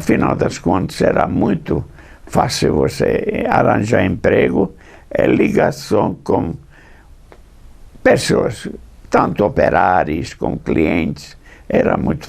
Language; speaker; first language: Portuguese; non-native, fluent; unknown